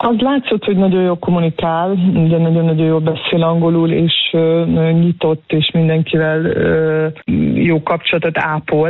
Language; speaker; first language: Hungarian; native; Hungarian